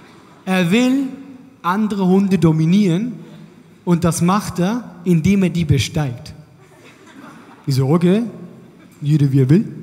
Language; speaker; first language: German; native; German